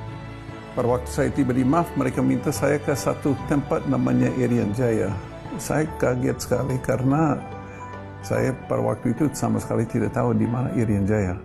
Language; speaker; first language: Indonesian; non-native, fluent; English